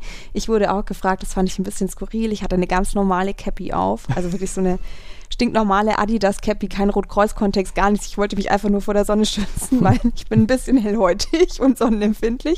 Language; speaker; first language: German; native; German